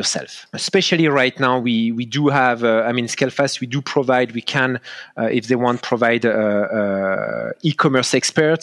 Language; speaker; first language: English; non-native, fluent; French